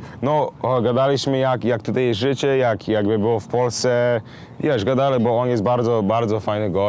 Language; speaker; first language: Polish; early bilingual, heritage; English